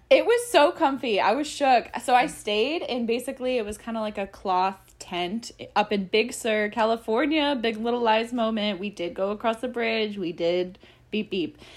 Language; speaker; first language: English; native; English